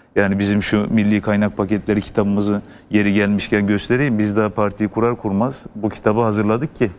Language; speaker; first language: Turkish; native; Turkish